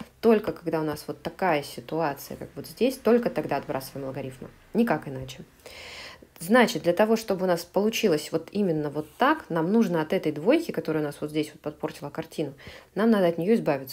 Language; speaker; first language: Russian; native; Russian